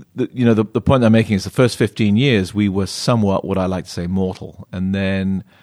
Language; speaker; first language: English; native; English